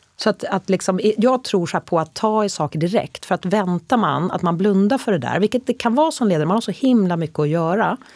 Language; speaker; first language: Swedish; native; Swedish